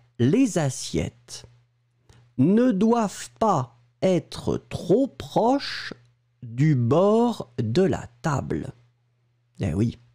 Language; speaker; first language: French; native; French